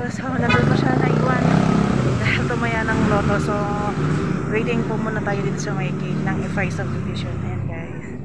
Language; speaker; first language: Filipino; non-native, local second language; Hiligaynon